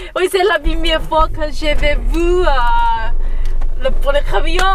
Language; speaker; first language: French; non-native, learner; Thai